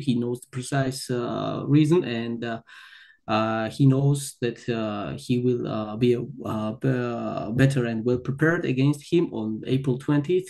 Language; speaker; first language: English; non-native, fluent; Georgian